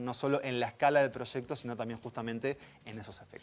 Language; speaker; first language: Spanish; native; Spanish